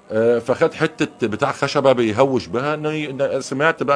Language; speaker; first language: Arabic; native; Arabic